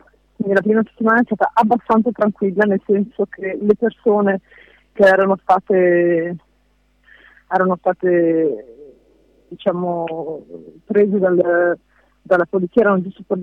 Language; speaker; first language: Italian; non-native, fluent; French